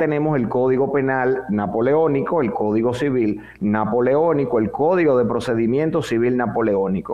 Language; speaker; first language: Spanish; native; Spanish